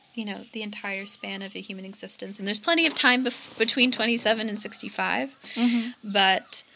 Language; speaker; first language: English; native; English